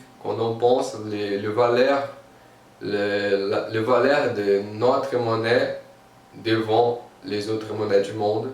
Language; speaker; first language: French; non-native, fluent; Portuguese